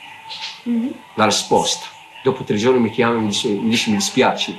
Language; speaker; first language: Italian; non-native, learner; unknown